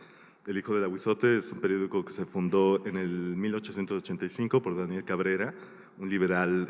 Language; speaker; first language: Spanish; native; Spanish